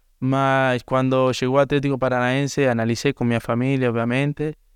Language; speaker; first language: Portuguese; non-native, learner; Spanish